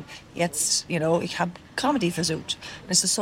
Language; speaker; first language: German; non-native, learner; English